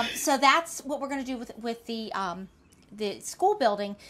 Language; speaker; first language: English; native; English